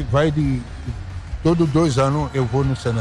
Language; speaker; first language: Portuguese; non-native, fluent; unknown